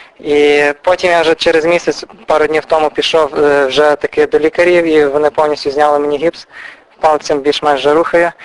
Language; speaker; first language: Ukrainian; native; Ukrainian